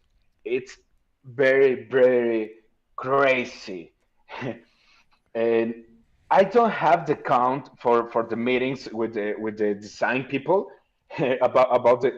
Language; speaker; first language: English; non-native, learner; Spanish